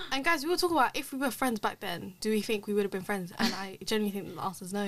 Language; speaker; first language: English; early bilingual, other home language; Somali